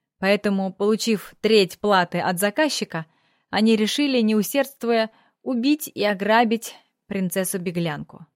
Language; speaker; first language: Russian; native; Russian